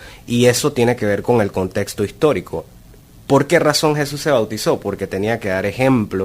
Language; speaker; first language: Spanish; native; Spanish